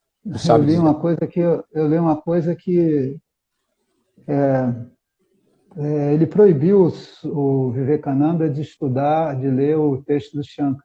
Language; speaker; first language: Portuguese; native; Portuguese